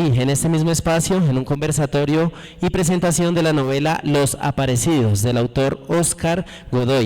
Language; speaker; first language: Spanish; native; Spanish